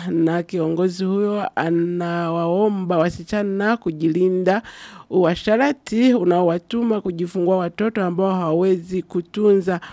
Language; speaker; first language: Swahili; non-native, local second language; Rundi